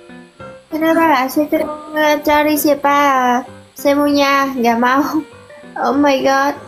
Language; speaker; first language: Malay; non-native, learner; Vietnamese